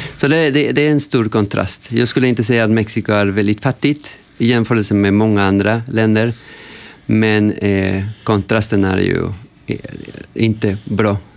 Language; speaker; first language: Swedish; non-native, fluent; Spanish